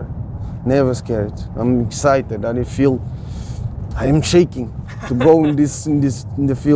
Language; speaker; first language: English; non-native, fluent; Portuguese